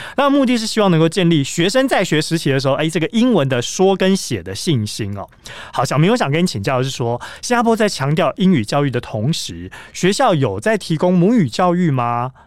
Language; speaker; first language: Chinese; native; Chinese